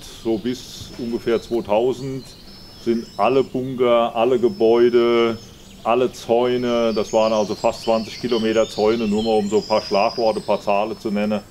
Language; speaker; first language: German; native; German